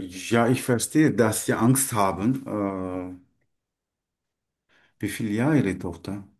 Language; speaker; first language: German; non-native, learner; Turkish